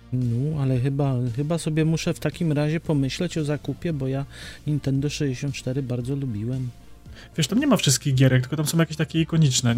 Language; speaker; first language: Polish; native; Polish